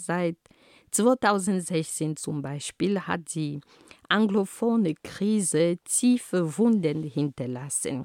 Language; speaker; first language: German; non-native, fluent; Ghomala